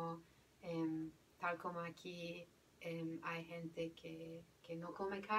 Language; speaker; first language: Spanish; non-native, fluent; English